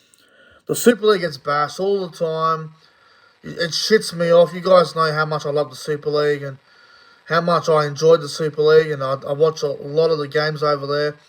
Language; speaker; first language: English; native; English